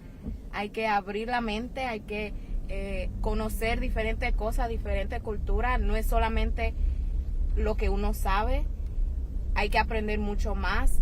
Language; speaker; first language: Spanish; early bilingual, heritage; Spanish